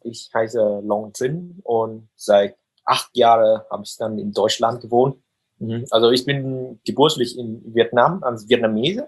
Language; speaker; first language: German; non-native, fluent; Vietnamese